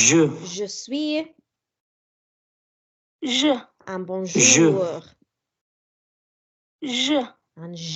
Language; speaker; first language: French; non-native, fluent; English